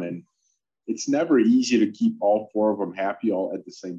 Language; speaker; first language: English; early bilingual, other home language; Polish